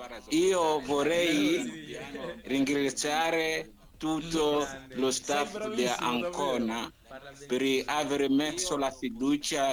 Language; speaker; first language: Italian; non-native, learner; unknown